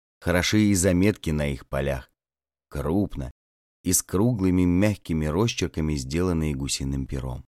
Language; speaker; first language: Russian; native; Russian